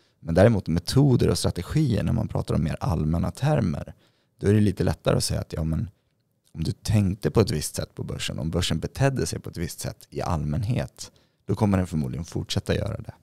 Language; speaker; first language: Swedish; native; Swedish